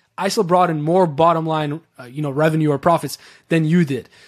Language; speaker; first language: English; early bilingual, other home language; Persian